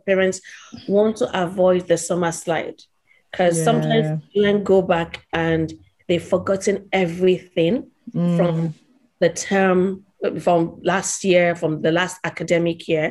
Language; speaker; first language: English; non-native, local second language; Yoruba